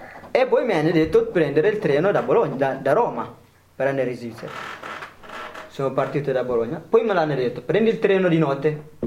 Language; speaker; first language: Italian; non-native, fluent; Tigrinya